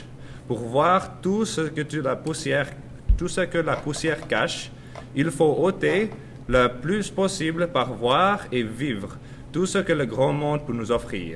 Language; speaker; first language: French; non-native, learner; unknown